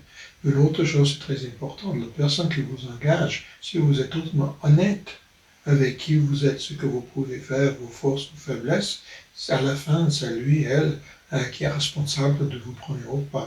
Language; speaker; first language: French; non-native, fluent; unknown